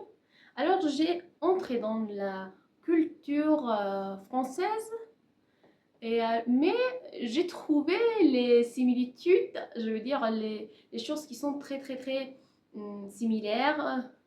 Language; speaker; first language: French; non-native, learner; Persian